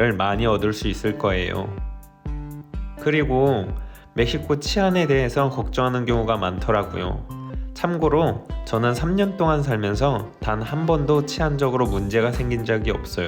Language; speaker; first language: Korean; native; Korean